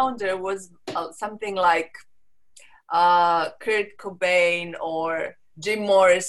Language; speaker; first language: English; non-native, fluent; Serbian